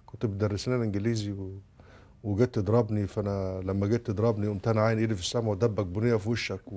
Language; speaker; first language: Arabic; native; Arabic